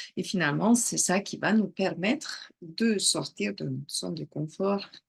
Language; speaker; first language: French; non-native, fluent; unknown